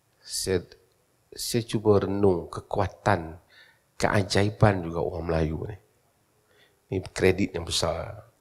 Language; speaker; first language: Malay; native; Malay